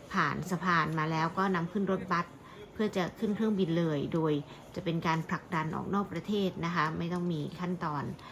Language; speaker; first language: Thai; native; Thai